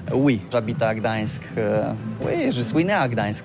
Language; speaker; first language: French; non-native, learner; Polish